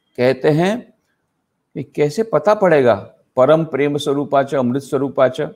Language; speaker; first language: Hindi; non-native, local second language; Gujarati